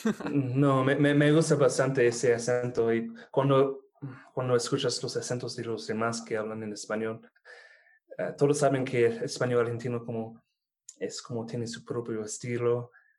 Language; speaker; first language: Spanish; non-native, fluent; English